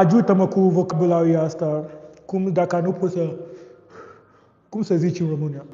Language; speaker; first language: Romanian; non-native, learner; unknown